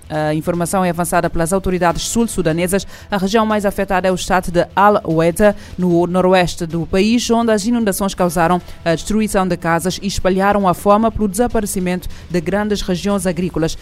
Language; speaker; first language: Portuguese; non-native, local second language; Kabuverdianu